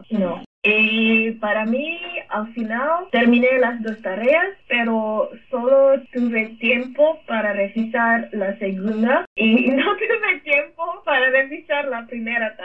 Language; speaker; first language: Spanish; non-native, fluent; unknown